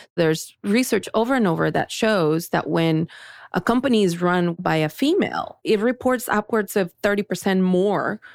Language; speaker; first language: English; early bilingual, other home language; Spanish